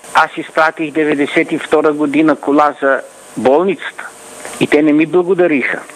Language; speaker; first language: Bulgarian; native; Bulgarian